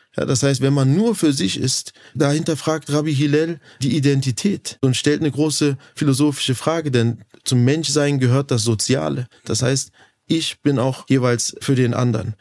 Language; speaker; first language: German; early bilingual, other home language; Turkish